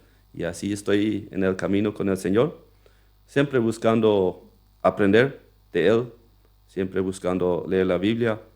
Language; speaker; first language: Spanish; non-native, local second language; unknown